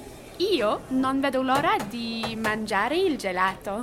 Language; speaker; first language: Italian; non-native, learner; English